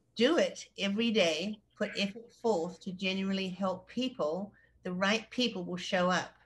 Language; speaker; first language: English; native; English